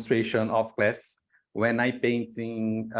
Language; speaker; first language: English; non-native, learner; Portuguese